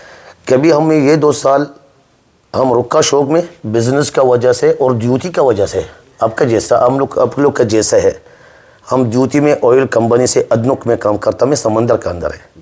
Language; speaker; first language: Hindi; non-native, learner; Arabic